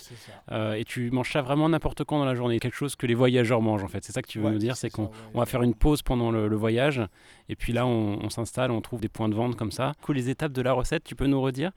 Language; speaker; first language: French; native; French